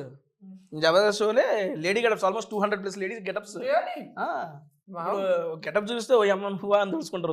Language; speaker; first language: Telugu; native; Telugu